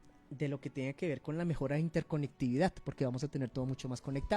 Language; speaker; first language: Spanish; native; Spanish